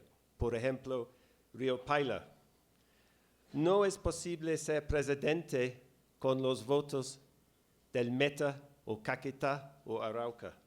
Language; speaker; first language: Spanish; non-native, fluent; English